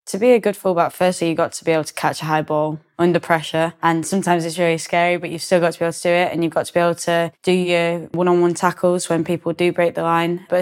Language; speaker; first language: English; native; English